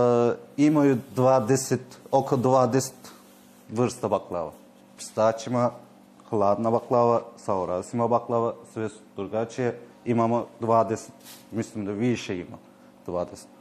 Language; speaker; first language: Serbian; non-native, learner; Turkish